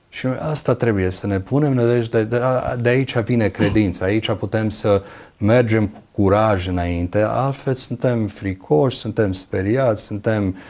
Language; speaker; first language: Romanian; early bilingual, other home language; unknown